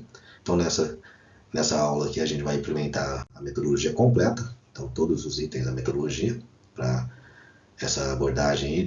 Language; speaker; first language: Portuguese; native; Portuguese